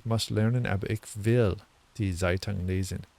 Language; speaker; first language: German; non-native, learner; English